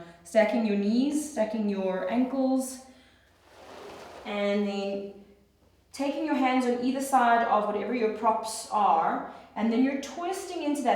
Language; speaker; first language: English; native; English